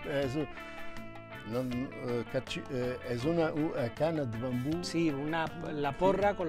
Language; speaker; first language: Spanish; non-native, learner; Portuguese